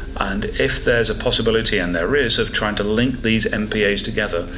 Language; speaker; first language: English; native; English